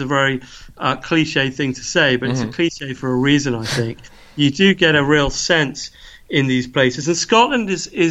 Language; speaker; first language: English; native; English